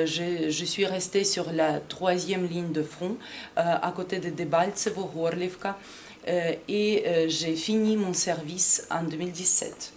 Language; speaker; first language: French; non-native, fluent; Ukrainian